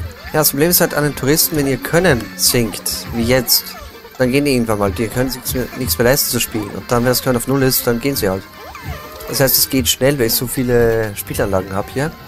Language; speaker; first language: German; native; German